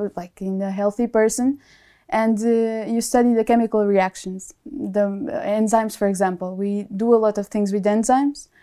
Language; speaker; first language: English; non-native, fluent; Portuguese